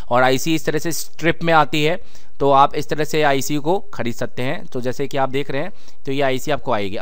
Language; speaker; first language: Hindi; native; Hindi